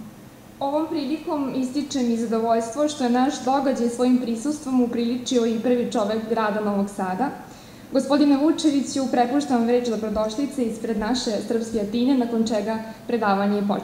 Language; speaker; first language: Serbian; native; Serbian